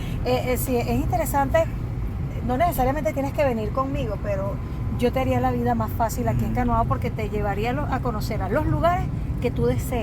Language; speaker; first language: Spanish; native; Spanish